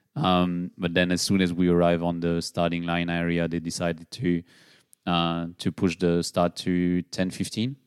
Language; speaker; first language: English; non-native, fluent; French